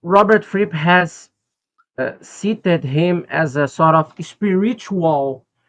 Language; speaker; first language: English; non-native, fluent; Portuguese